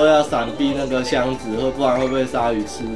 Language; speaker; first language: Chinese; native; Chinese